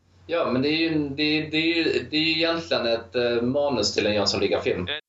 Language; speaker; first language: Swedish; native; Swedish